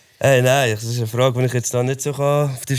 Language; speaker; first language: German; native; German